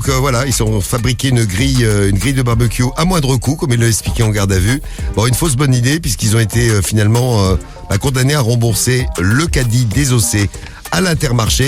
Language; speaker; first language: French; native; French